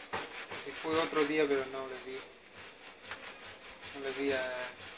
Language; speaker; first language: Spanish; non-native, fluent; Persian